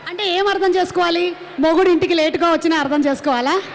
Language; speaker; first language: Telugu; native; Telugu